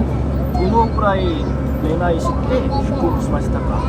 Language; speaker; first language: Japanese; non-native, learner; Korean